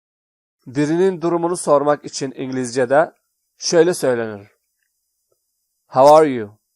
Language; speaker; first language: Turkish; non-native, fluent; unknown